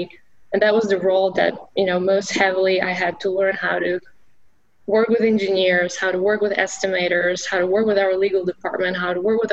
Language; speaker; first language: English; non-native, fluent; Polish